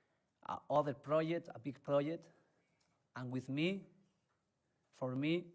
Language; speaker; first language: English; non-native, learner; Spanish